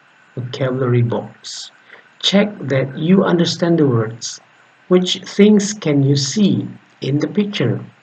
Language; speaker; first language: English; non-native, fluent; Indonesian